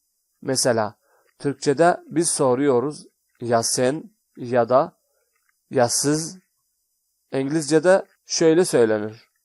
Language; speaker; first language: Turkish; non-native, fluent; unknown